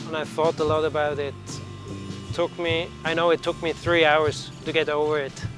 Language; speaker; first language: English; non-native, fluent; Swiss German